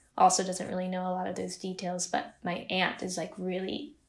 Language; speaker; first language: English; native; English